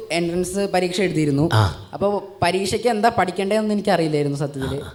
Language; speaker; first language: Malayalam; native; Malayalam